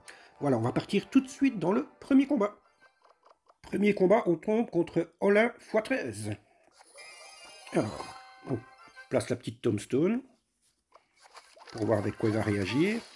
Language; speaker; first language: French; native; French